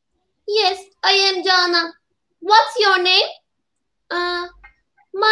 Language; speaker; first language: English; non-native, learner; Turkish